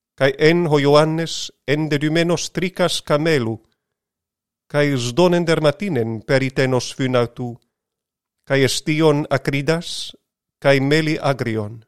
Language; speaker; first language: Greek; non-native, learner; English